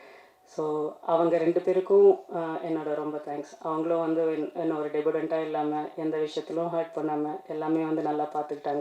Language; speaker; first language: Tamil; native; Tamil